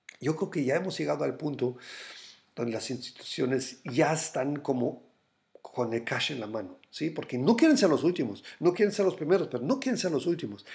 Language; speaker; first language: Spanish; non-native, fluent; German